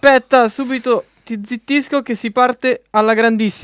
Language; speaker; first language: Italian; native; Italian